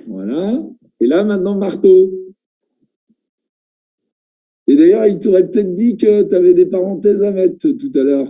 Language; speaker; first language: French; native; French